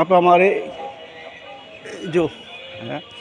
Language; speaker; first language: Hindi; native; Hindi